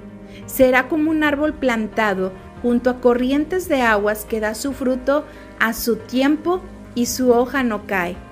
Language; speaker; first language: Spanish; native; Spanish